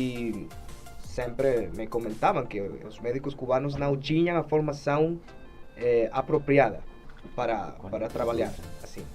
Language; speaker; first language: Portuguese; non-native, fluent; Spanish